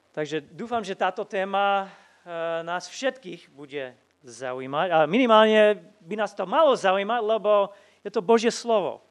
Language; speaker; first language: Slovak; non-native, fluent; English